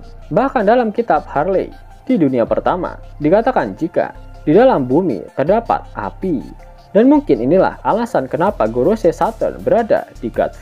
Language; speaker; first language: Indonesian; native; Indonesian